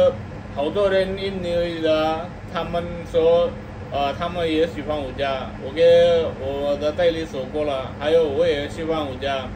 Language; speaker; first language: Chinese; non-native, learner; Telugu